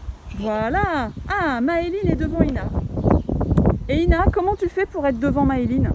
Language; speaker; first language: French; native; French